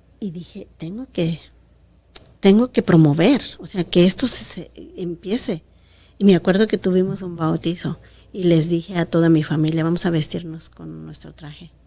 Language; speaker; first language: Spanish; non-native, local second language; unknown